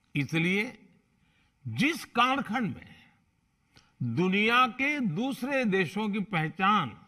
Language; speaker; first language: Hindi; non-native, local second language; Gujarati